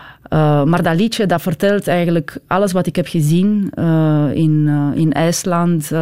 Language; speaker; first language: Dutch; non-native, fluent; Romanian